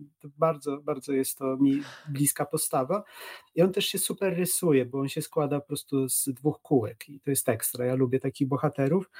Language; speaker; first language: Polish; native; Polish